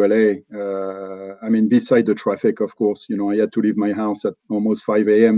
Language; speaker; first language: English; non-native, fluent; French